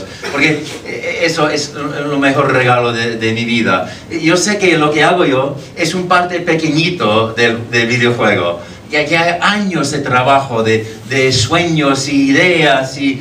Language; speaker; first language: Spanish; non-native, fluent; English